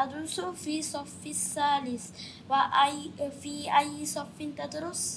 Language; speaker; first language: Arabic; non-native, learner; Bangla